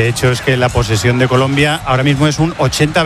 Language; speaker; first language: Spanish; native; Spanish